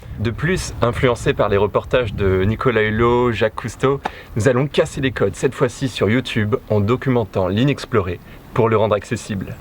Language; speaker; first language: French; native; French